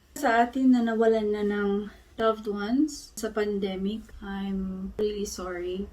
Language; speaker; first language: Filipino; native; Filipino